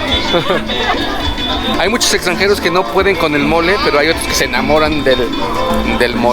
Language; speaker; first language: Spanish; native; Spanish